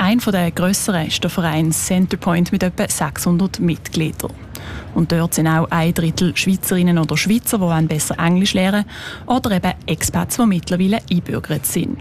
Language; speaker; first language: German; native; German